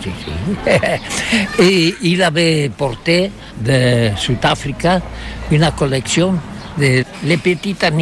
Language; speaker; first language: French; non-native, learner; Spanish